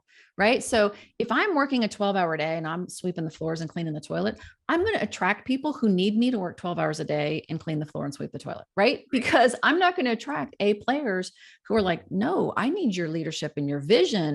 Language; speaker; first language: English; native; English